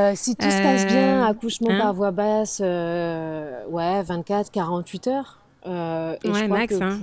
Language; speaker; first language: French; native; French